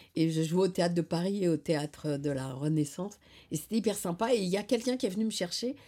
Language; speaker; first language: French; native; French